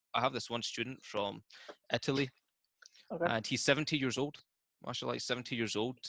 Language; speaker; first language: English; native; English